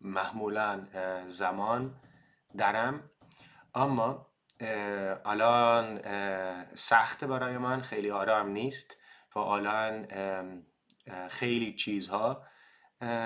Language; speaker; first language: Persian; non-native, learner; Dutch